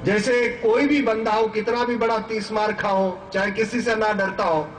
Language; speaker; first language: Hindi; non-native, local second language; Marathi